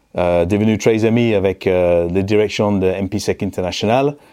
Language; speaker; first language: French; non-native, fluent; English